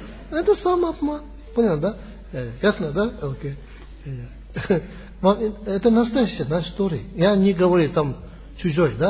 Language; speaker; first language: Russian; non-native, learner; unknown